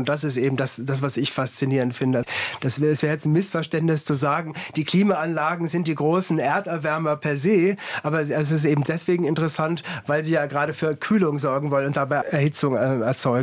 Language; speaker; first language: German; native; German